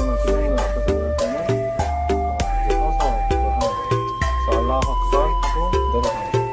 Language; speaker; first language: Korean; non-native, fluent; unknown